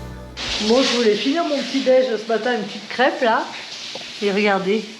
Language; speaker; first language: French; native; French